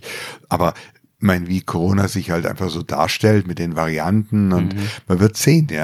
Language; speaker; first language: German; native; German